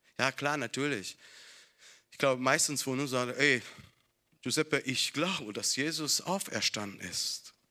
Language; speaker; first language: German; non-native, fluent; Italian